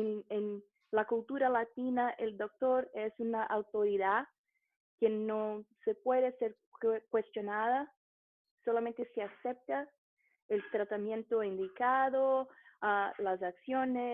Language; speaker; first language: Spanish; non-native, fluent; Portuguese